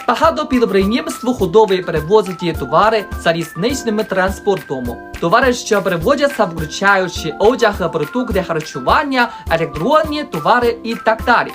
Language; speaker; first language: Ukrainian; non-native, learner; Chinese